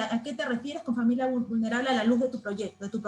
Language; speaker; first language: Spanish; native; Spanish